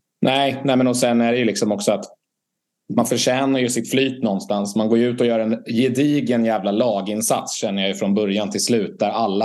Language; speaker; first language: Swedish; native; Swedish